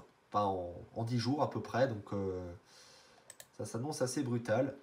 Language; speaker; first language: French; native; French